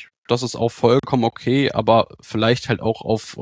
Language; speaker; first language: German; native; German